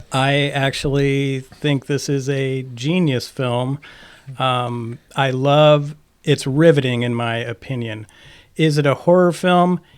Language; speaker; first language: English; native; English